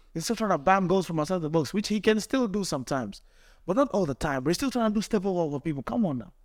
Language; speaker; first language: English; non-native, local second language; Swahili